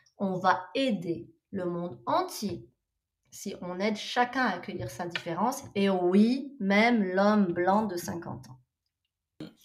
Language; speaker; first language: French; non-native, local second language; Arabic